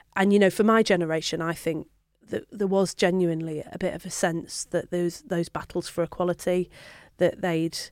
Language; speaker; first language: English; native; English